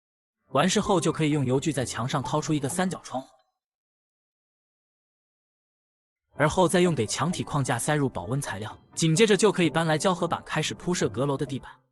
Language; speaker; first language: Chinese; native; Chinese